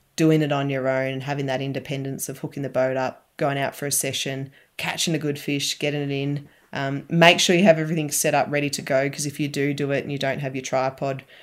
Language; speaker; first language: English; native; English